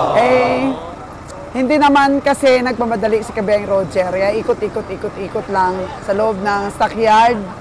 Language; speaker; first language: Filipino; non-native, local second language; Cebuano